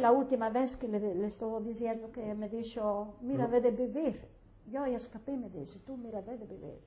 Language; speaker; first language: Spanish; early bilingual, heritage; Ladino